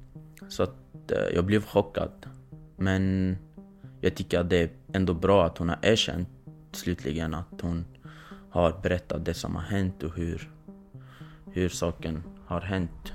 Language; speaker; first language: Swedish; non-native, fluent; Kurdish